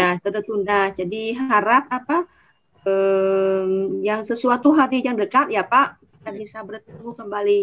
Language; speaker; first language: Indonesian; non-native, fluent; Vietnamese